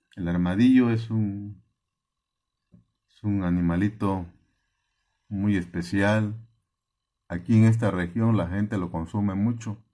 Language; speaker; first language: Spanish; native; Spanish